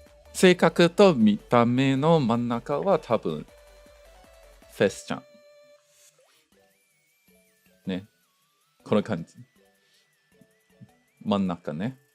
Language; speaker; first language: Japanese; non-native, learner; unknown